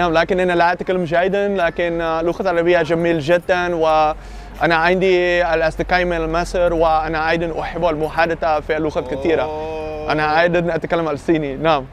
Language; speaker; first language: Arabic; non-native, learner; Dutch